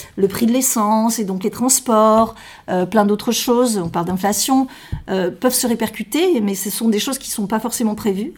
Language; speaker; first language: French; native; French